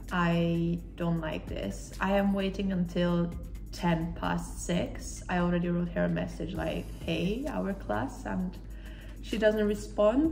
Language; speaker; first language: English; non-native, fluent; Polish